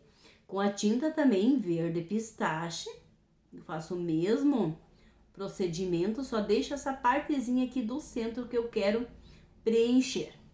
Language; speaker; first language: Portuguese; native; Portuguese